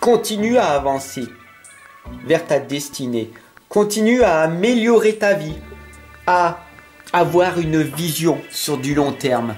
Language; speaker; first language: French; native; French